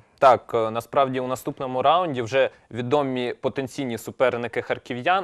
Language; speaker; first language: Ukrainian; native; Ukrainian